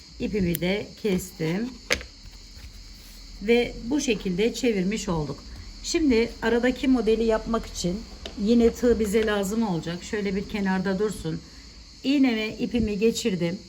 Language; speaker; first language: Turkish; native; Turkish